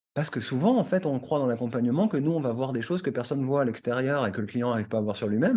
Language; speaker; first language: French; native; French